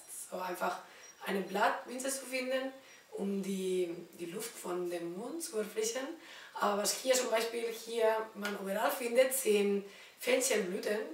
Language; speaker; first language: German; non-native, learner; Spanish